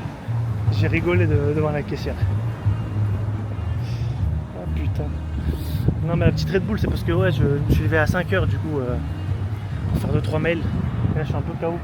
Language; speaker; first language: French; native; French